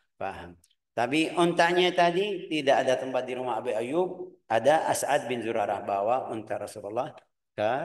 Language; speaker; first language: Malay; non-native, fluent; Arabic